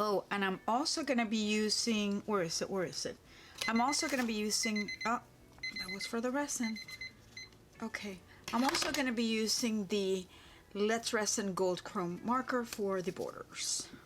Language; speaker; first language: English; native; English